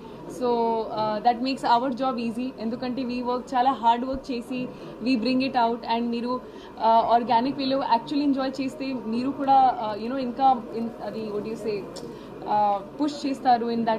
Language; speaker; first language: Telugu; non-native, local second language; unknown